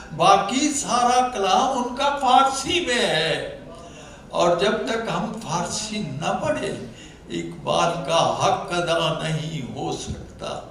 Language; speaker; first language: Urdu; non-native, local second language; Punjabi